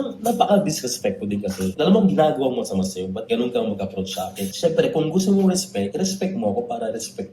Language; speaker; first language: Filipino; early bilingual, other home language; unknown